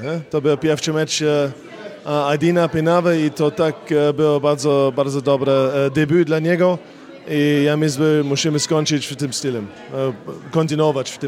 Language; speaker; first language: Polish; non-native, fluent; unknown